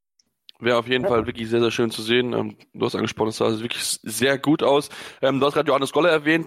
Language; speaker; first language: German; native; German